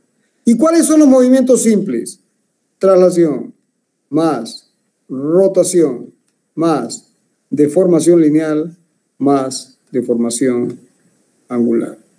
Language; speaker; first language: Spanish; native; Spanish